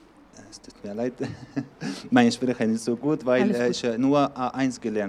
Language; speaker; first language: German; non-native, learner; Arabic